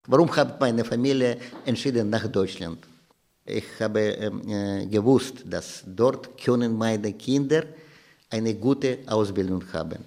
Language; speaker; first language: German; non-native, learner; Russian